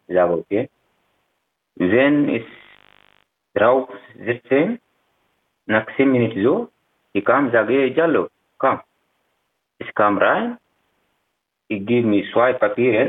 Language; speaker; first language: German; non-native, learner; Fula